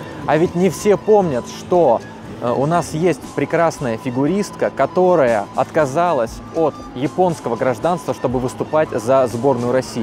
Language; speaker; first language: Russian; native; Russian